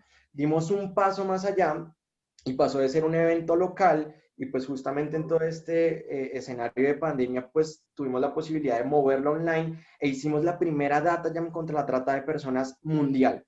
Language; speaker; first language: Spanish; native; Spanish